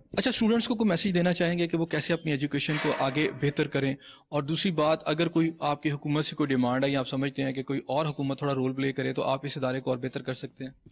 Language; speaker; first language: Urdu; non-native, local second language; Punjabi